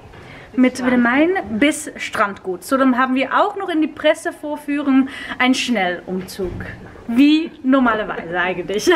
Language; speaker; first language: German; non-native, fluent; Dutch